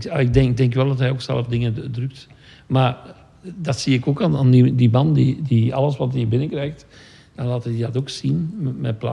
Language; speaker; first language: Dutch; native; Dutch